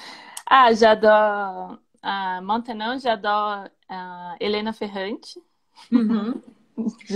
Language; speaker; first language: French; non-native, learner; Portuguese